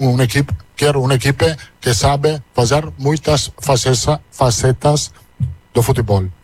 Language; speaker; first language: Portuguese; non-native, learner; Italian